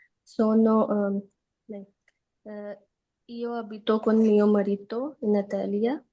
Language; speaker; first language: Italian; non-native, learner; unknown